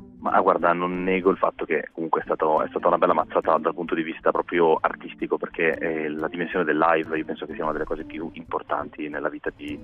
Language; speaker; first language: Italian; native; Italian